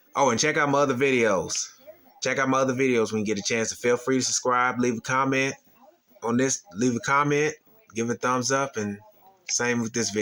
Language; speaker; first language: English; native; English